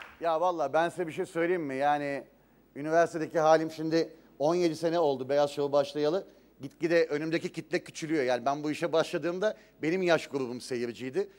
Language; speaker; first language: Turkish; native; Turkish